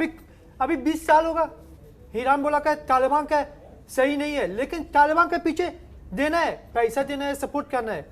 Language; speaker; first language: Hindi; non-native, learner; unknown